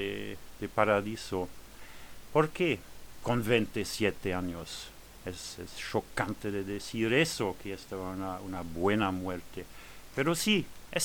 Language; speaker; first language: Spanish; non-native, learner; French